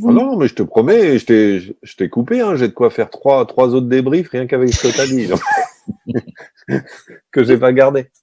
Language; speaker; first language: French; native; French